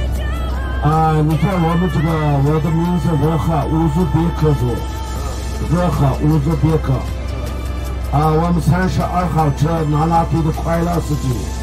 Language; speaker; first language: Chinese; non-native, local second language; Uzbek